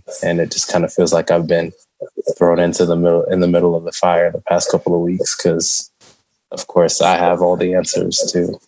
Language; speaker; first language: English; early bilingual, other home language; Shona